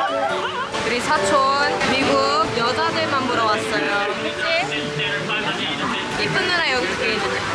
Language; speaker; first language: Korean; early bilingual, heritage; English